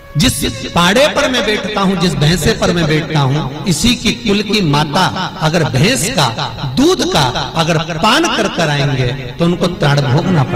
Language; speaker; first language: Hindi; native; Hindi